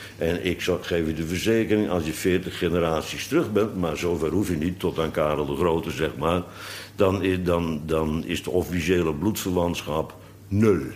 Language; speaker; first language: Dutch; native; Dutch